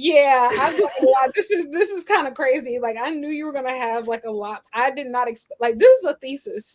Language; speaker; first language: English; native; English